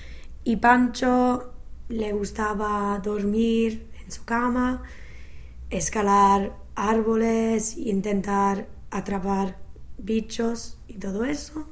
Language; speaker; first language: Spanish; non-native, fluent; English